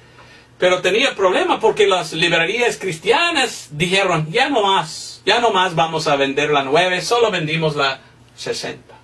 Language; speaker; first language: Spanish; non-native, fluent; English